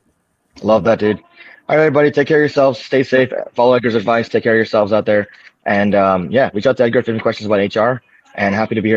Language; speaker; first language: English; native; English